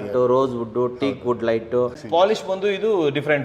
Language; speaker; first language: Kannada; native; Kannada